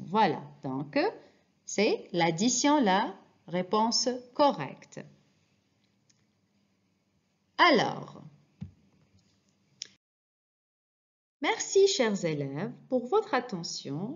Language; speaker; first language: French; non-native, fluent; Arabic